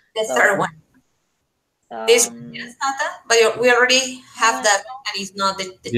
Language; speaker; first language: English; non-native, fluent; Spanish